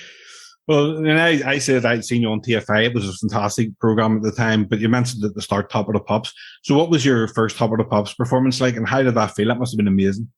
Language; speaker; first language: English; native; English